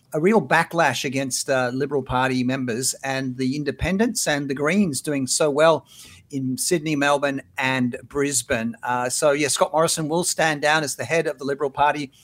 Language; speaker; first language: English; native; English